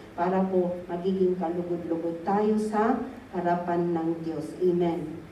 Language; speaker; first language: Filipino; native; Filipino